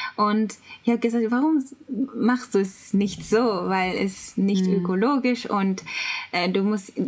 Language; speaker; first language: German; non-native, fluent; Japanese